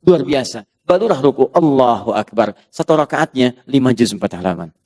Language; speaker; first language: Indonesian; native; Indonesian